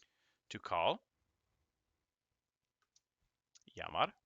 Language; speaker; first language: Spanish; non-native, fluent; English